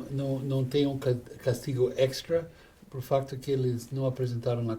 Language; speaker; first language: Portuguese; non-native, fluent; English